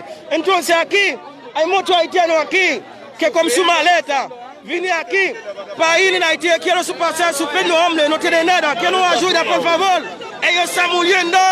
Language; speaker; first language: Spanish; non-native, learner; Haitian Creole